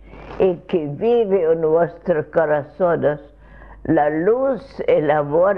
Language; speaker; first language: Spanish; non-native, fluent; Russian